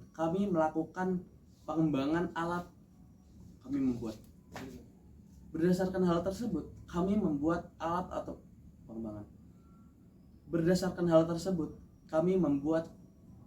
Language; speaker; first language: Indonesian; non-native, local second language; Javanese